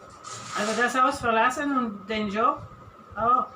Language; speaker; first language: German; non-native, fluent; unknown